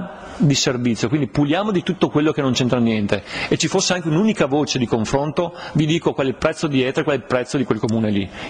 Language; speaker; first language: Italian; native; Italian